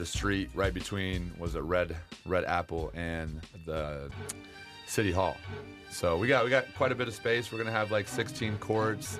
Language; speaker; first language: English; native; English